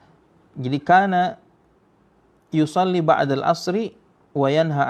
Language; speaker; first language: Arabic; non-native, fluent; Indonesian